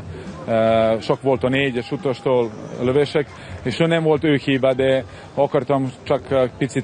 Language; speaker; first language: Hungarian; non-native, learner; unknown